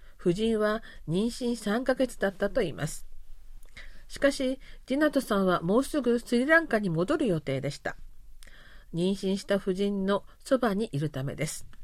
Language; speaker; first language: Japanese; non-native, fluent; Korean